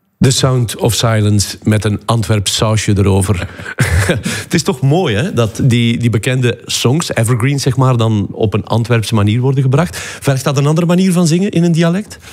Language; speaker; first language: Dutch; native; Dutch